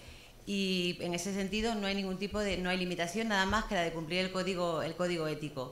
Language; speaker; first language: Spanish; native; Spanish